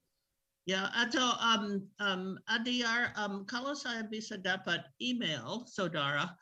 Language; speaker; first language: Indonesian; non-native, fluent; English